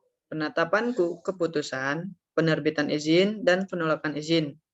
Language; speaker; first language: Indonesian; native; Indonesian